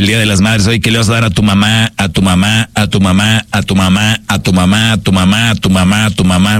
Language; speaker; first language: Spanish; native; Spanish